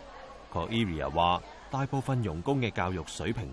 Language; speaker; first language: Cantonese; native; Cantonese